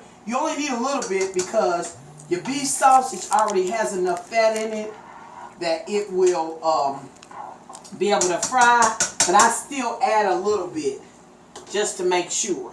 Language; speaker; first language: English; native; English